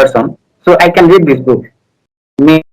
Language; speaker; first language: English; non-native, learner; Bangla